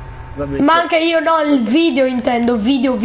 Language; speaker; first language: Italian; native; Italian